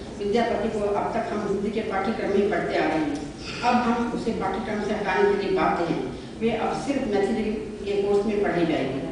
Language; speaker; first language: Hindi; native; Hindi